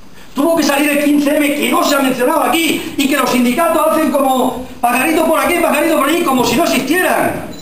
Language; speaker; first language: Spanish; native; Spanish